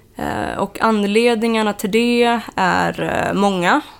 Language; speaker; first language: Swedish; native; Swedish